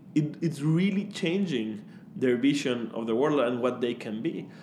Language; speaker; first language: English; non-native, fluent; Spanish